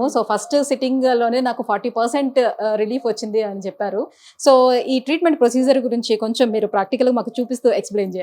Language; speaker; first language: Telugu; native; Telugu